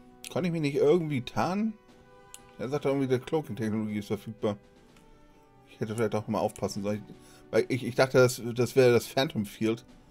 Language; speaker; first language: German; native; German